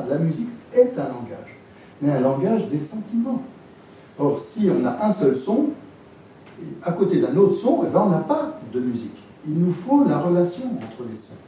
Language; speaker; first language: French; native; French